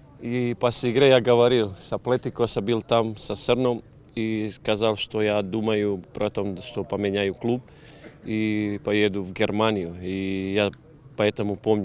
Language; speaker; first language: Russian; non-native, learner; Croatian